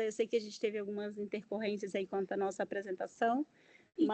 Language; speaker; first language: Portuguese; native; Portuguese